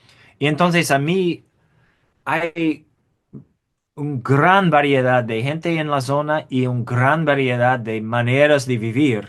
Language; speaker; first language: Spanish; non-native, fluent; English